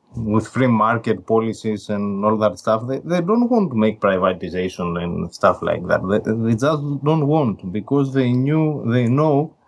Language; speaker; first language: English; non-native, fluent; Greek